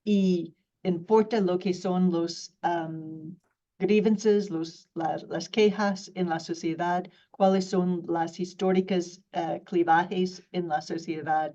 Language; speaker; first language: Spanish; non-native, fluent; English